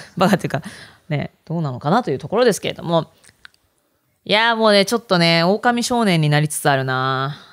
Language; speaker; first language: Japanese; native; Japanese